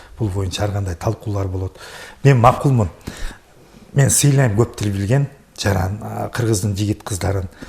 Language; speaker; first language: Kyrgyz; native; Kyrgyz